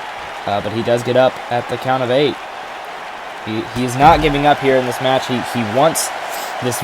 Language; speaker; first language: English; native; English